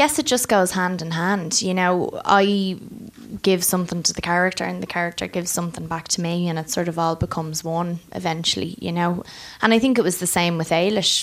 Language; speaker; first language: English; native; English